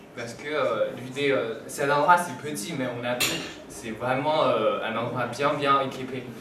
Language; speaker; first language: French; non-native, fluent; Chinese